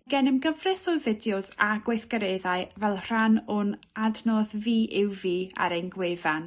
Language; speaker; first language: Welsh; native; Welsh